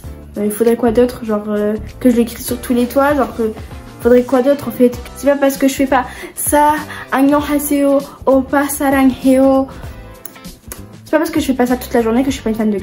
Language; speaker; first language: French; native; French